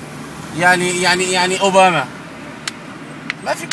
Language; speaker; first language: Arabic; native; Arabic